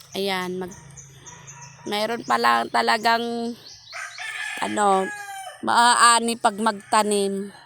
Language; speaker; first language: Filipino; non-native, local second language; Hiligaynon